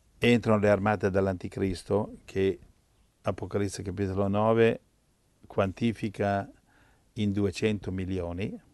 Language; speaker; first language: Italian; native; Italian